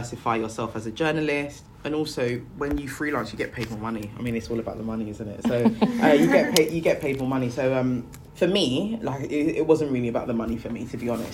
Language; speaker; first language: English; native; English